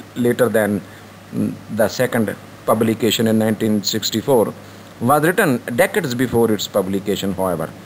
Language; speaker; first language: English; non-native, local second language; Urdu